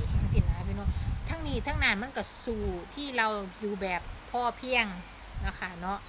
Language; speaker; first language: Thai; non-native, local second language; Northeastern Thai